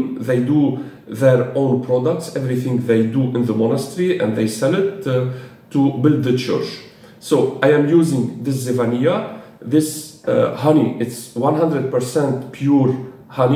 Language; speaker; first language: English; non-native, fluent; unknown